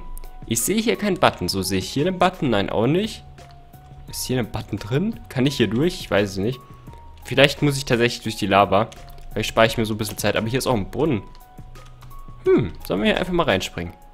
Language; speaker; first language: German; native; German